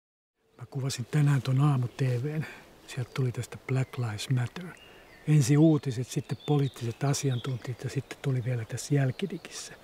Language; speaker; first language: Finnish; native; Finnish